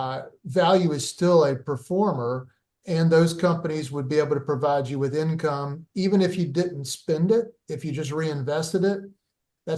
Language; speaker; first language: English; native; English